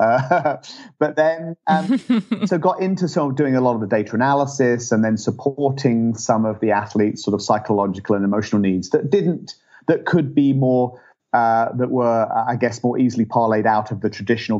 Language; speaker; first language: English; native; English